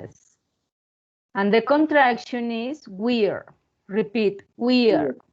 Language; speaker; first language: English; non-native, learner; Spanish